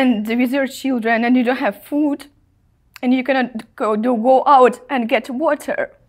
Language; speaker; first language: English; non-native, fluent; Ukrainian